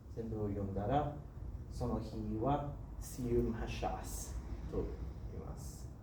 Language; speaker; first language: Japanese; non-native, learner; English